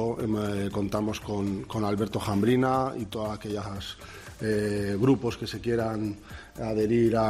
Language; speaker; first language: Spanish; native; Spanish